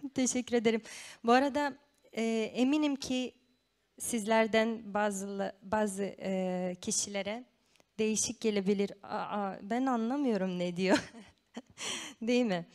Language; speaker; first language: Turkish; non-native, fluent; Romanian